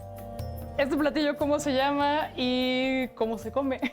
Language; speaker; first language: Spanish; native; Spanish